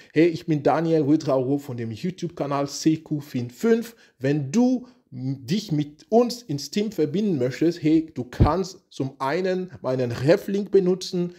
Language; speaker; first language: German; non-native, fluent; French